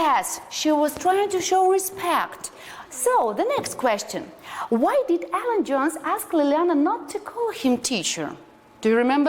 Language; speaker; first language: English; non-native, fluent; Russian